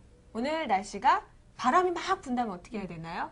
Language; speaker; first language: Korean; native; Korean